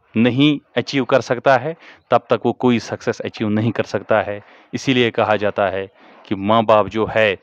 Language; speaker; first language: Hindi; non-native, local second language; Kashmiri